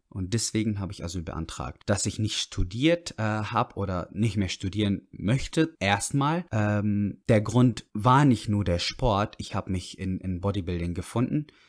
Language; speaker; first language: German; non-native, fluent; Arabic